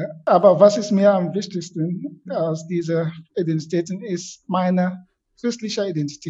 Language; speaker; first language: German; non-native, fluent; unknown